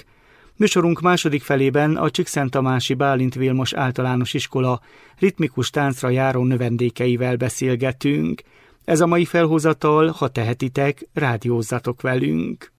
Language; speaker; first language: Hungarian; native; Hungarian